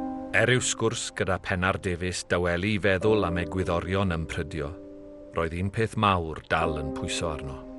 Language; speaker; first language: Welsh; native; Welsh